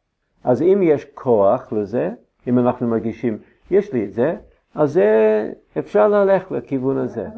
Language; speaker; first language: Hebrew; non-native, fluent; English